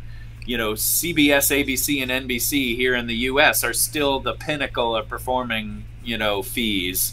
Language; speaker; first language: English; native; English